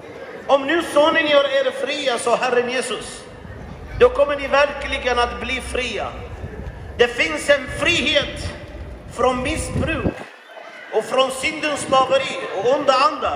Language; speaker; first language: Swedish; non-native, fluent; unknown